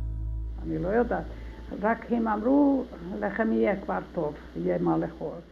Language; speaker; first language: Hebrew; non-native, learner; Hungarian